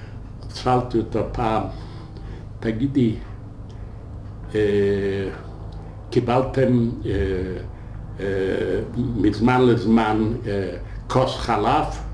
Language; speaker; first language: Hebrew; non-native, fluent; Yiddish